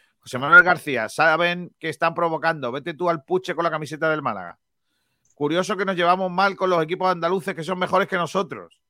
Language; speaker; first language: Spanish; native; Spanish